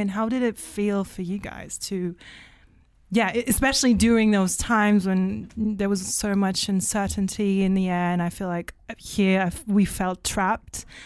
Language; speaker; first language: English; non-native, fluent; German